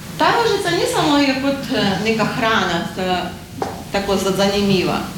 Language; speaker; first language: Slovenian; non-native, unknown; Ukrainian